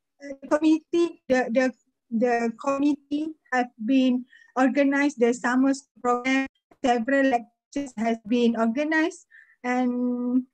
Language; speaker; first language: English; non-native, fluent; Malay